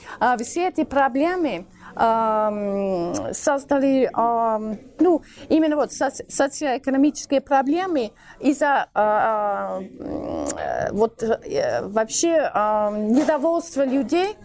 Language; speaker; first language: Russian; non-native, fluent; English